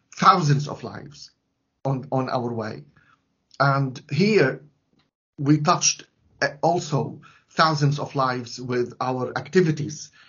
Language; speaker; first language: English; non-native, fluent; Arabic